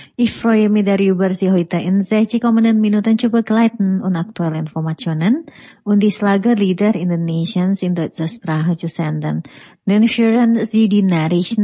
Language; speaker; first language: German; non-native, fluent; Indonesian